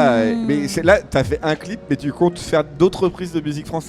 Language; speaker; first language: French; native; French